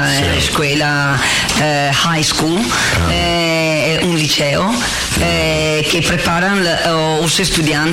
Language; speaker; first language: Portuguese; non-native, learner; Italian